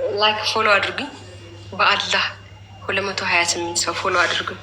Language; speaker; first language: Amharic; native; Amharic